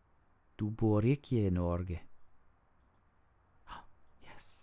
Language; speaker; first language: Norwegian; non-native, learner; English